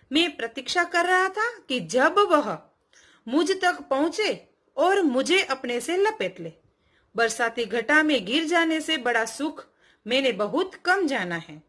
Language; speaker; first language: Hindi; non-native, local second language; Gujarati